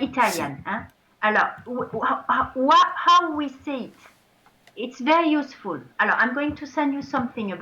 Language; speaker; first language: English; non-native, fluent; French